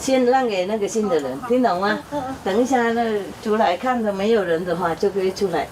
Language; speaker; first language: Chinese; non-native, fluent; Vietnamese